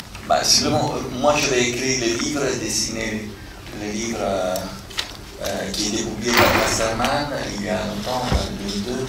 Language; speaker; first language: French; non-native, fluent; Italian